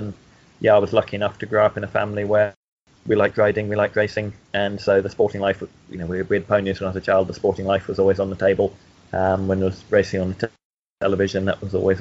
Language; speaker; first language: English; native; English